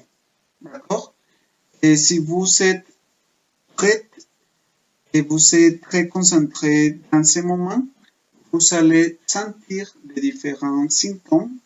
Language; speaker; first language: French; non-native, fluent; Spanish